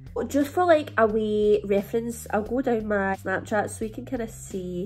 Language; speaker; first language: English; native; English